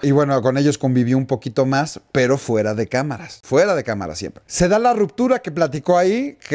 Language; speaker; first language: Spanish; native; Spanish